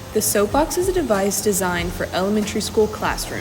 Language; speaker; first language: English; native; English